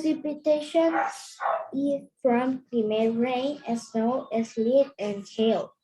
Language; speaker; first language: English; non-native, learner; Spanish